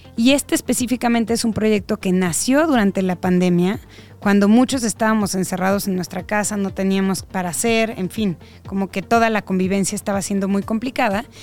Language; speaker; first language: Spanish; native; Spanish